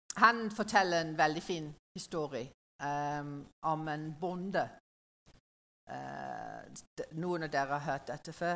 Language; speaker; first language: Norwegian; non-native, learner; English